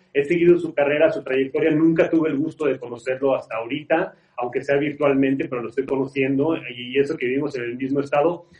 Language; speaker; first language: Spanish; native; Spanish